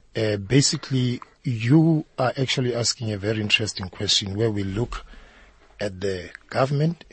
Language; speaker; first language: English; non-native, local second language; Zulu